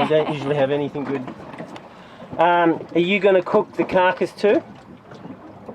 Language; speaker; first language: English; native; English